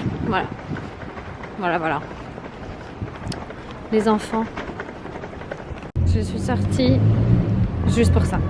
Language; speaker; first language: French; native; French